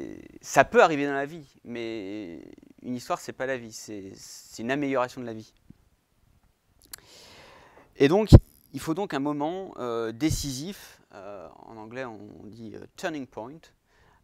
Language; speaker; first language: French; native; French